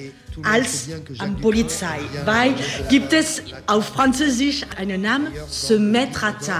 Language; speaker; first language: German; non-native, learner; French